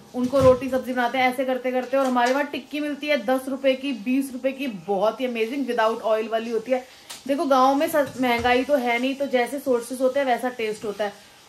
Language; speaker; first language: Hindi; native; Hindi